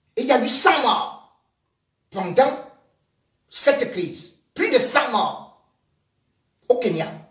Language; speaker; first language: French; native; French